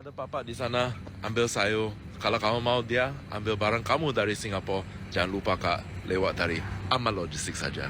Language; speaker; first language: Indonesian; non-native, fluent; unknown